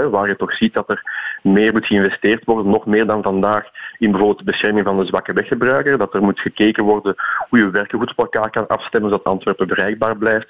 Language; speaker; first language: Dutch; native; Dutch